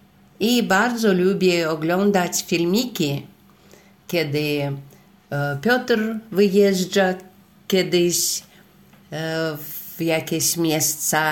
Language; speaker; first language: Polish; non-native, learner; Russian